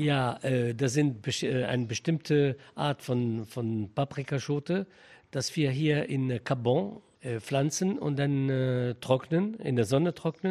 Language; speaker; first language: German; non-native, fluent; Arabic